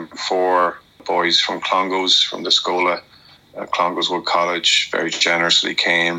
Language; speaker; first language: English; native; English